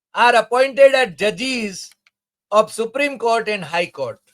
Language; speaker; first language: English; non-native, local second language; Gujarati